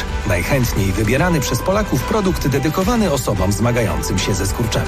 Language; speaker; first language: Polish; native; Polish